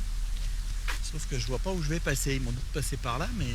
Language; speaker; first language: French; native; French